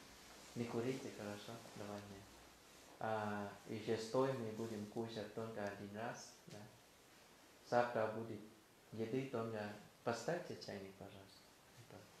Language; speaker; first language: Russian; non-native, learner; Thai